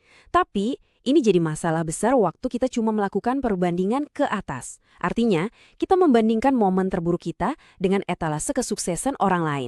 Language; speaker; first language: Indonesian; native; Indonesian